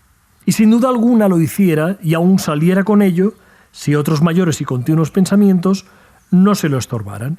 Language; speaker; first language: Spanish; native; Spanish